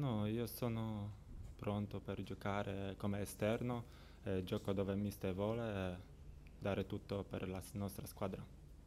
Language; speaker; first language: Italian; non-native, learner; Polish